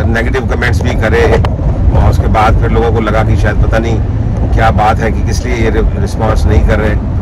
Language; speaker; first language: Hindi; non-native, local second language; Punjabi